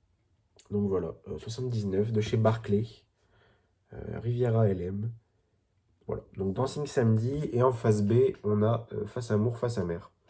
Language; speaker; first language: French; native; French